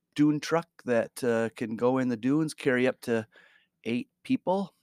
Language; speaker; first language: English; native; English